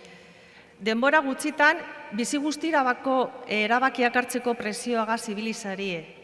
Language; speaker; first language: Basque; native; Basque